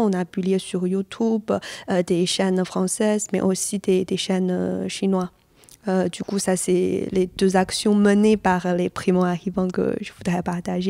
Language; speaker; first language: French; non-native, fluent; Chinese